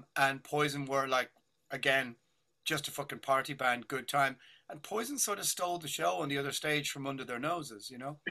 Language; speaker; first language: English; native; English